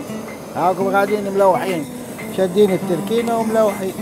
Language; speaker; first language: Arabic; native; Arabic